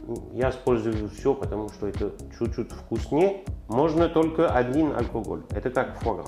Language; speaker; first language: Russian; non-native, learner; French